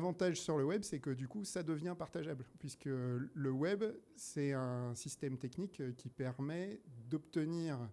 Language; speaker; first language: French; native; French